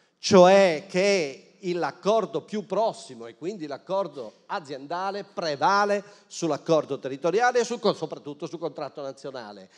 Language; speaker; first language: Italian; native; Italian